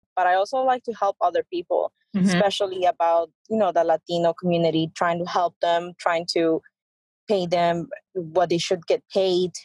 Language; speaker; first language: English; early bilingual, other home language; Spanish